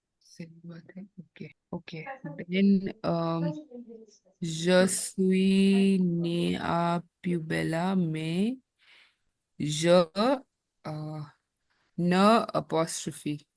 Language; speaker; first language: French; non-native, learner; Hindi